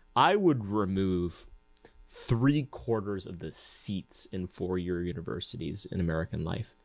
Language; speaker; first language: English; native; English